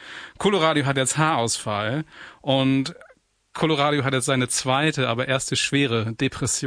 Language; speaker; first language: German; native; German